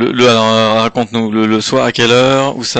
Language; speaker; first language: French; native; French